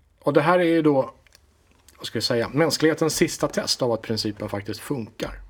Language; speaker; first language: Swedish; native; Swedish